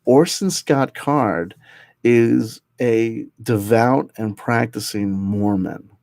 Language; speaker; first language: English; native; English